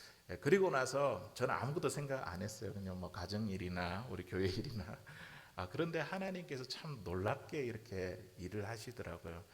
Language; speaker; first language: Korean; native; Korean